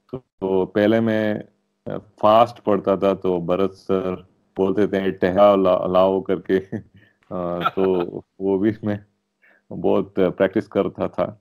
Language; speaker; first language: Hindi; non-native, local second language; Telugu